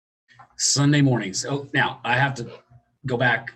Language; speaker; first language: English; native; English